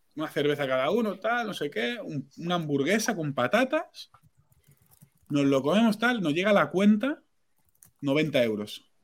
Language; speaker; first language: Spanish; non-native, local second language; Catalan